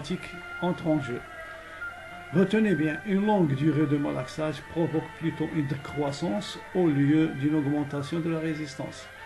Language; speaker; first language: French; non-native, local second language; Arabic